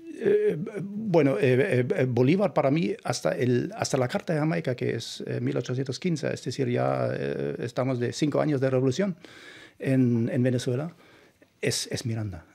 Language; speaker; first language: Spanish; non-native, fluent; German